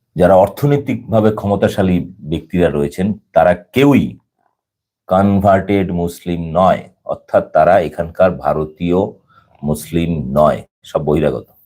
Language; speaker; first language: Bangla; native; Bangla